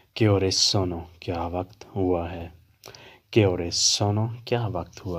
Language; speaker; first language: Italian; non-native, fluent; Urdu